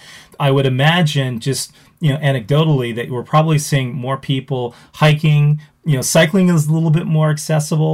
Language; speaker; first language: English; native; English